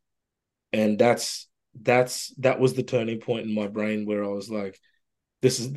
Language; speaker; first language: English; native; English